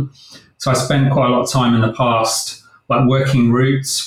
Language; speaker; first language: English; native; English